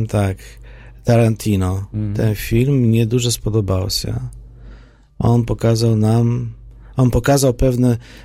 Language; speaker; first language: Polish; non-native, fluent; Ukrainian